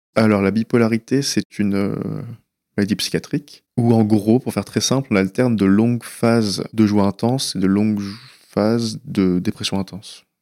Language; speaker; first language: French; early bilingual, other home language; Persian